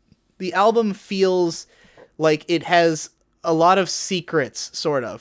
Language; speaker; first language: English; native; English